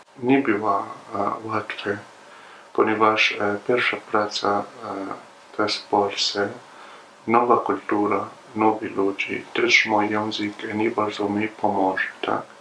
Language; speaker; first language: Polish; non-native, learner; Arabic